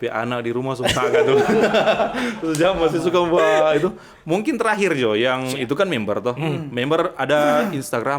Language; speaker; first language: Indonesian; non-native, local second language; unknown